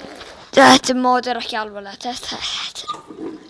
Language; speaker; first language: Icelandic; early bilingual, heritage; Icelandic